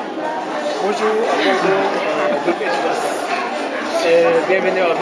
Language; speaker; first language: French; non-native, fluent; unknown